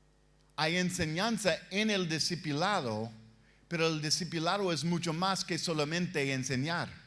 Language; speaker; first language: Spanish; non-native, fluent; English